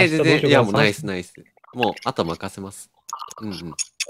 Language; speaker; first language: Japanese; native; Japanese